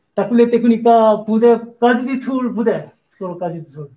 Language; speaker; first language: Czech; non-native, learner; Korean